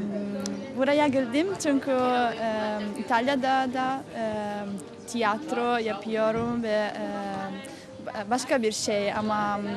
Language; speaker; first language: Turkish; non-native, learner; Italian